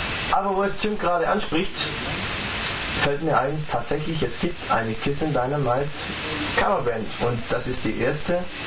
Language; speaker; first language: German; native; German